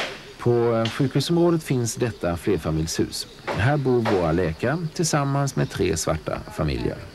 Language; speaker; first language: Swedish; native; Swedish